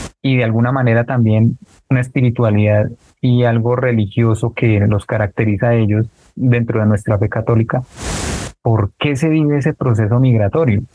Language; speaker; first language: Spanish; native; Spanish